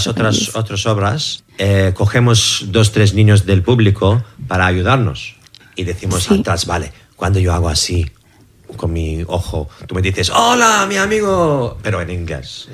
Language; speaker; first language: Spanish; non-native, learner; English